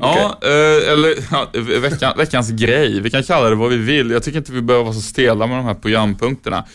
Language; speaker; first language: Swedish; native; Swedish